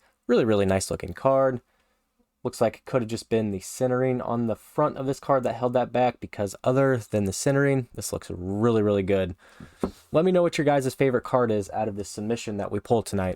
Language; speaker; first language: English; native; English